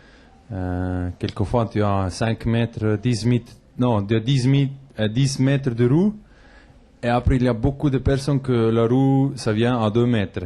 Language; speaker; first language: French; non-native, local second language; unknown